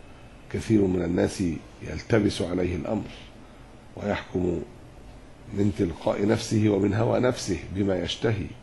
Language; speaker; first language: Arabic; native; Arabic